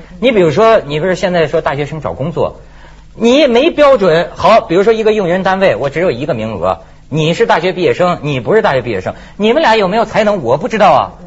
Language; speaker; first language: Chinese; native; Chinese